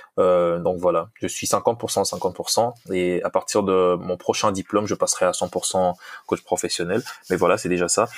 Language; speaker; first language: French; non-native, local second language; Lingala